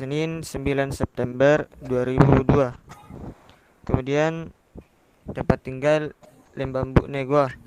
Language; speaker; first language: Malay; non-native, local second language; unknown